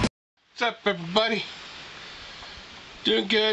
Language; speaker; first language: English; native; English